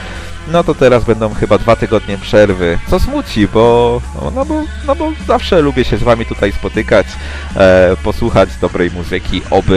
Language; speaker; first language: Polish; native; Polish